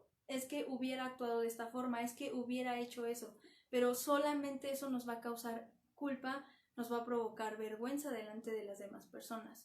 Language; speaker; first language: Spanish; native; Spanish